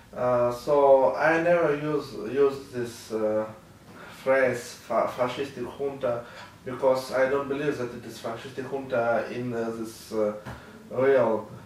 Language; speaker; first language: English; non-native, learner; Ukrainian